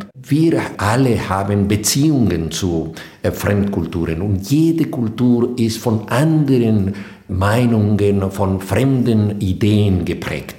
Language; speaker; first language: German; non-native, fluent; Spanish